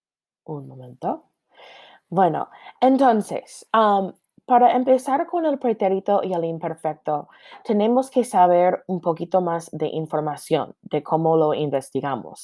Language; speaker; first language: Spanish; non-native, fluent; English